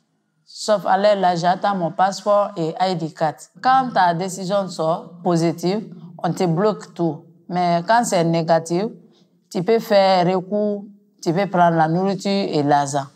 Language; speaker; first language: French; non-native, local second language; Mandingo